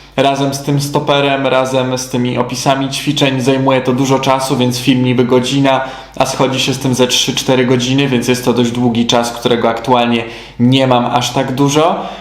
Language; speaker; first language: Polish; native; Polish